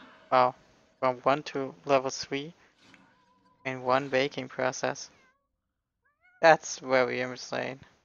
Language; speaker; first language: English; non-native, fluent; German